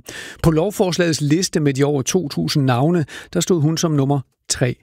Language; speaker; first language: Danish; native; Danish